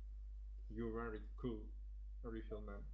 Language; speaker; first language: English; non-native, learner; Russian